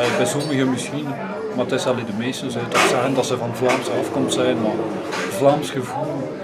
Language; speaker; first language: Dutch; non-native, local second language; French